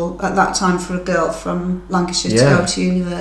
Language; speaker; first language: English; native; English